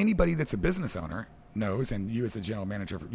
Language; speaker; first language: English; native; English